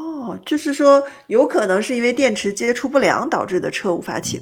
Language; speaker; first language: Chinese; native; Chinese